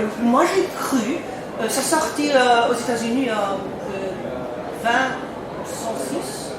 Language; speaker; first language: French; non-native, learner; English